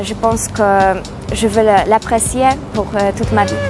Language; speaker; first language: French; non-native, fluent; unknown